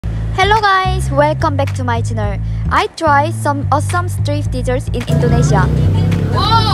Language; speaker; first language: English; non-native, learner; Korean